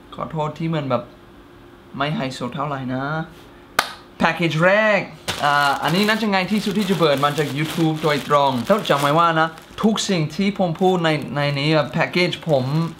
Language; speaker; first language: Thai; non-native, fluent; English